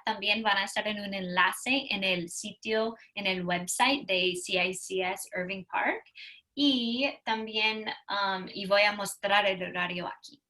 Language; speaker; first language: Spanish; non-native, fluent; English